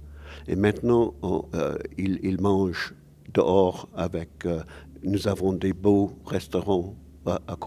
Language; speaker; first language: French; non-native, learner; English